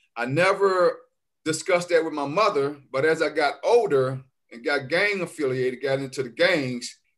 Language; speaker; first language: English; native; English